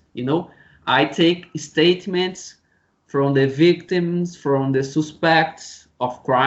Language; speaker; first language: English; non-native, learner; Portuguese